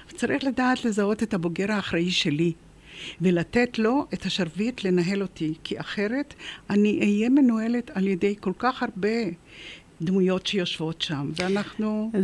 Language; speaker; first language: Hebrew; early bilingual, other home language; Polish